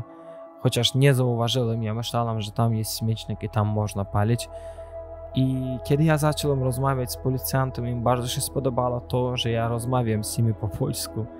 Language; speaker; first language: Polish; non-native, learner; Azerbaijani